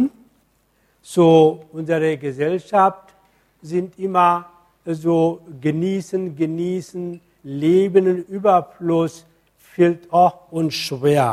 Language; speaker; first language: German; non-native, fluent; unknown